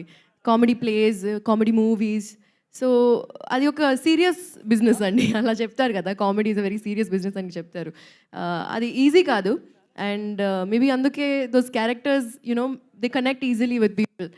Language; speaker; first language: Telugu; non-native, local second language; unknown